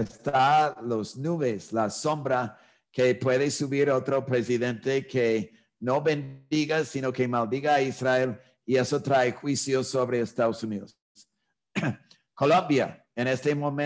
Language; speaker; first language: Spanish; non-native, fluent; English